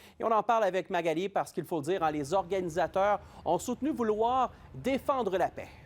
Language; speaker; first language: French; native; French